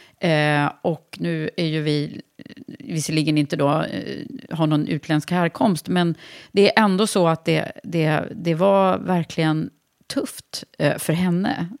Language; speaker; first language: Swedish; native; Swedish